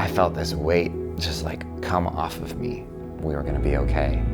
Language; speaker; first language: English; native; English